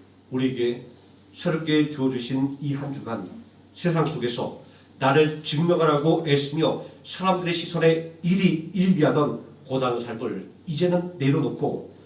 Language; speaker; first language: Korean; native; Korean